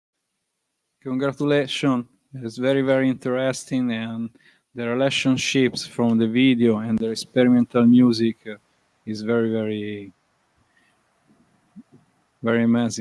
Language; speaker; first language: English; non-native, learner; Italian